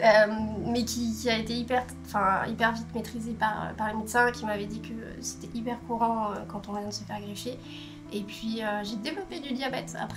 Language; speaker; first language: French; native; French